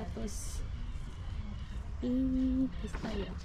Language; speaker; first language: Spanish; non-native, learner; Filipino